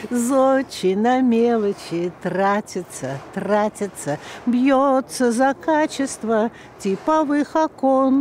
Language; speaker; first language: Russian; native; Russian